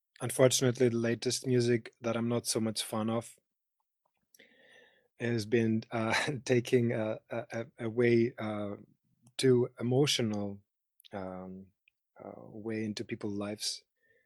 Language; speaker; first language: English; non-native, fluent; Greek